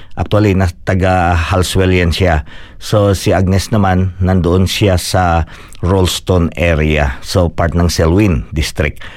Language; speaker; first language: Filipino; non-native, local second language; Cebuano